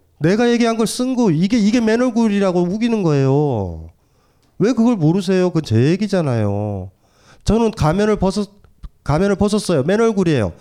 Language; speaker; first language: Korean; native; Korean